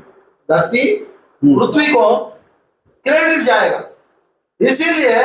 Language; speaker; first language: Hindi; non-native, local second language; Telugu